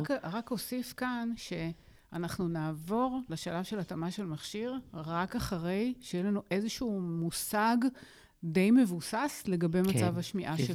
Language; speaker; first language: Hebrew; native; Hebrew